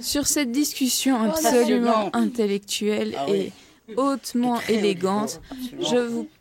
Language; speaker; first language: French; native; French